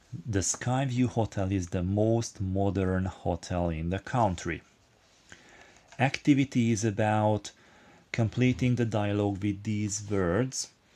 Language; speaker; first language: English; non-native, fluent; Hungarian